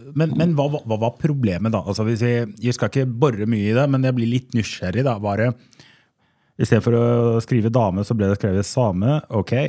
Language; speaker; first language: Norwegian; early bilingual, other home language; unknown